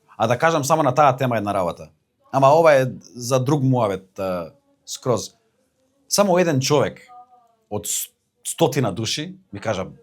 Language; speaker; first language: Macedonian; native; Macedonian